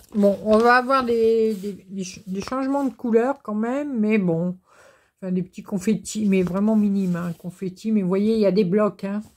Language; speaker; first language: French; native; French